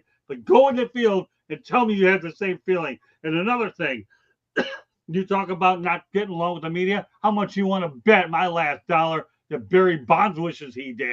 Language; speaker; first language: English; native; English